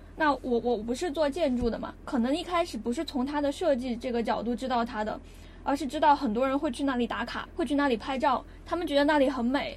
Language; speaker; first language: Chinese; native; Chinese